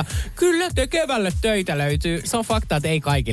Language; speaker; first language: Finnish; native; Finnish